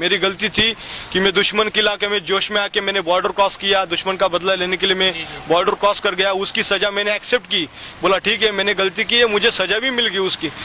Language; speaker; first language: Hindi; non-native, local second language; Marathi